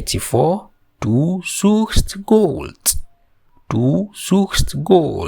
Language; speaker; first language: German; non-native, fluent; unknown